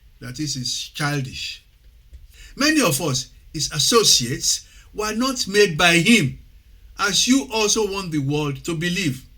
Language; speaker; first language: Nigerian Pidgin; non-native, local second language; Yoruba